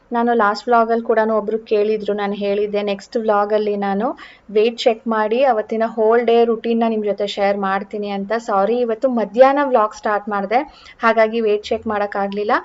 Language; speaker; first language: Kannada; non-native, local second language; Marathi